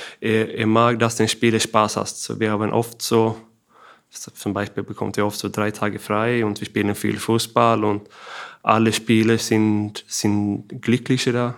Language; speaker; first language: German; non-native, fluent; Swedish